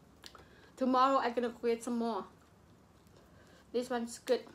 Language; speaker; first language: English; non-native, local second language; Lao